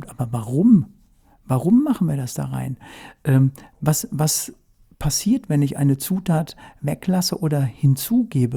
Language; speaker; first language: German; native; German